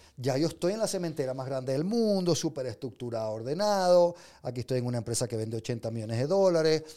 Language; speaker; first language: Spanish; native; Spanish